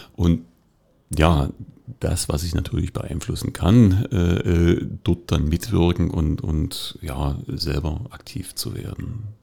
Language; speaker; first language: German; native; German